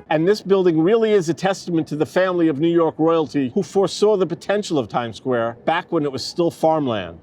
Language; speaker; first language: English; native; English